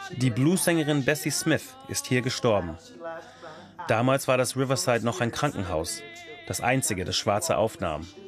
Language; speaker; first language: German; non-native, fluent; English